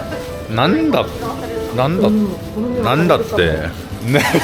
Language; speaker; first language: Japanese; non-native, fluent; Korean